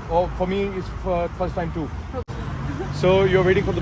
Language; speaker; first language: English; non-native, local second language; Hindi